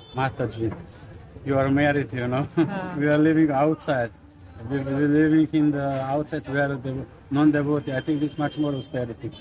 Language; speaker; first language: English; non-native, learner; Slovenian